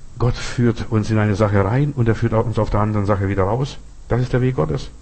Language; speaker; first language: German; non-native, fluent; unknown